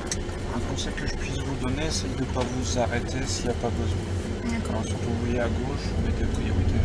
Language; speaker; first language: French; native; French